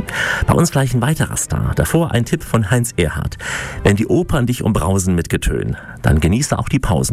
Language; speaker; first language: German; native; German